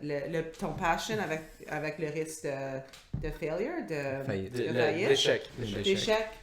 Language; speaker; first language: French; non-native, local second language; English